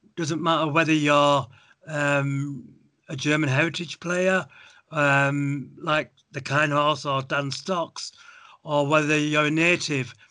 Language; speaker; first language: English; native; English